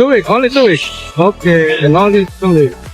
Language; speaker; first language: English; non-native, learner; Indonesian